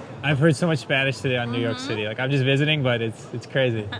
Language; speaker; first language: English; non-native, learner; Khmer